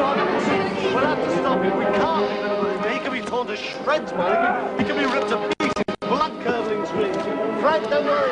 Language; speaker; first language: English; native; English